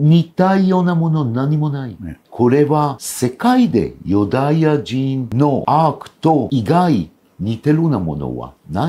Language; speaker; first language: Japanese; non-native, fluent; Hebrew